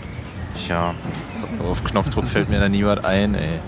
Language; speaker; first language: German; native; German